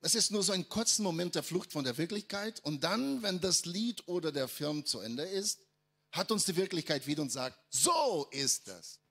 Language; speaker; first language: German; non-native, fluent; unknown